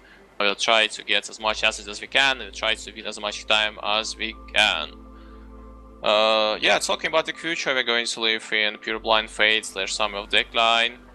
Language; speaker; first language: English; non-native, fluent; Russian